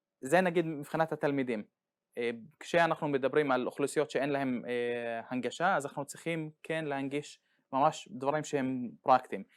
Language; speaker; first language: Hebrew; non-native, local second language; Arabic